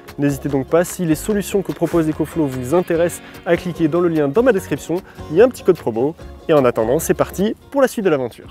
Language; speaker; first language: French; native; French